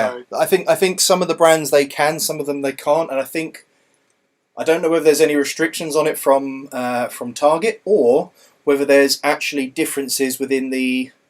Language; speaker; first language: English; native; English